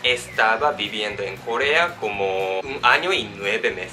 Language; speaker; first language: Spanish; non-native, learner; Japanese